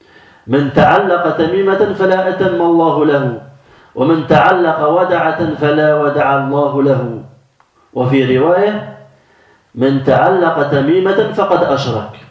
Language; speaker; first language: Arabic; non-native, fluent; French